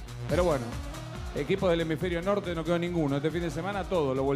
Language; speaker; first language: Spanish; native; Spanish